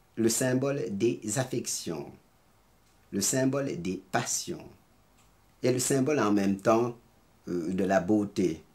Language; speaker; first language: French; non-native, local second language; Serer